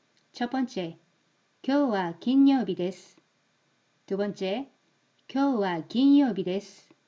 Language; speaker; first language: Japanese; non-native, fluent; Korean